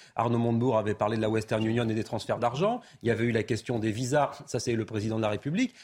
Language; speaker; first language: French; native; French